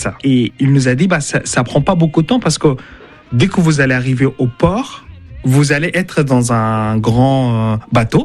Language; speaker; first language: French; non-native, fluent; Arabic